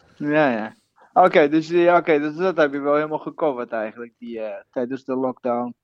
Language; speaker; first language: Dutch; native; Dutch